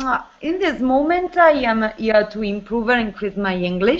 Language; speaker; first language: English; non-native, learner; Italian